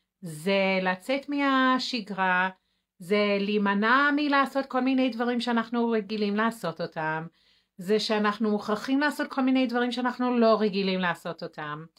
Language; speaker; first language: Hebrew; native; Hebrew